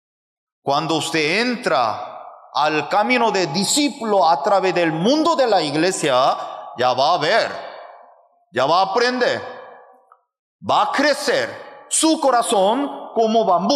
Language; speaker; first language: Spanish; non-native, fluent; Korean